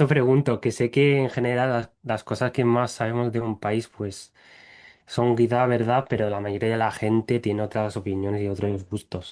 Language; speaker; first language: Spanish; non-native, fluent; English